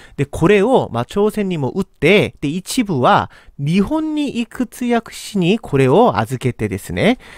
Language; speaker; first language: Japanese; non-native, fluent; Korean